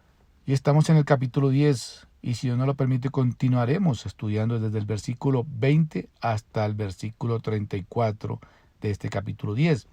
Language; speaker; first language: Spanish; native; Spanish